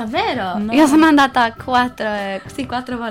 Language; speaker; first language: Italian; non-native, learner; English